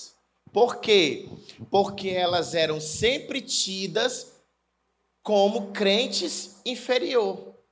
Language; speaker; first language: Portuguese; native; Portuguese